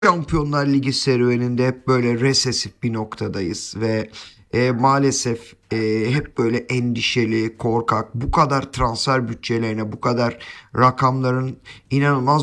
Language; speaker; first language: Turkish; native; Turkish